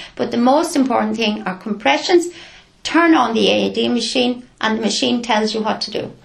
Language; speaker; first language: English; native; English